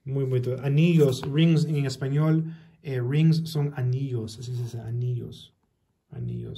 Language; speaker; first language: Spanish; early bilingual, heritage; Spanish